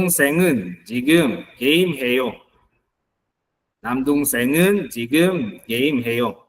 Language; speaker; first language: Korean; non-native, fluent; Filipino